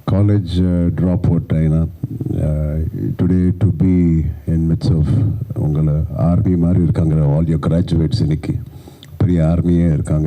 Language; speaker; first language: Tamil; non-native, learner; Telugu